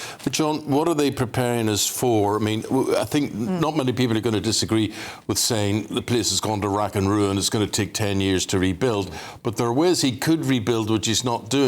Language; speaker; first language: English; native; English